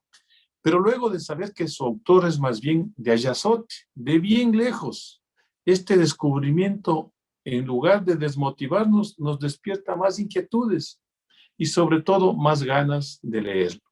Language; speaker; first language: Spanish; native; Spanish